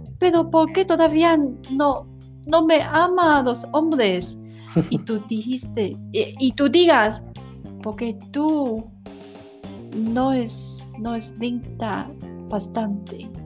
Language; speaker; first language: Spanish; non-native, learner; Chinese